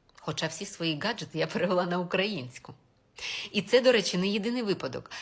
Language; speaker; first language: Ukrainian; non-native, local second language; Russian